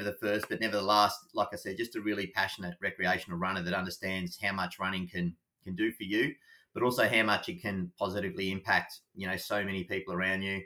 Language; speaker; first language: English; native; English